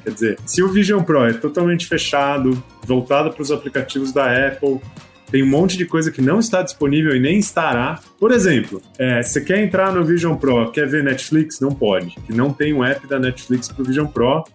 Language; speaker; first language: Portuguese; native; Portuguese